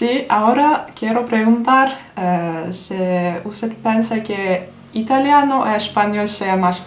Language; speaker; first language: Spanish; non-native, fluent; Turkish